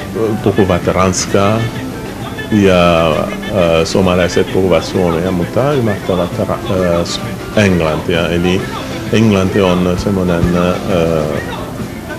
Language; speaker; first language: Finnish; non-native, fluent; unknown